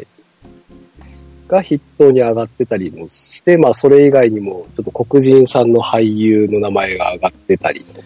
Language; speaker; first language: Japanese; native; Japanese